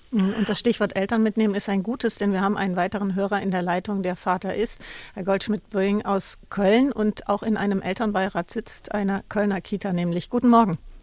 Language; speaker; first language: German; native; German